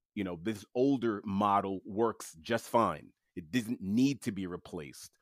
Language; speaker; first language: English; early bilingual, other home language; French